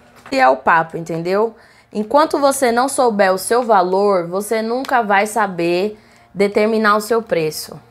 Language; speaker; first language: Portuguese; native; Portuguese